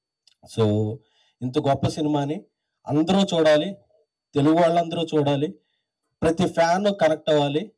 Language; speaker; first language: Telugu; native; Telugu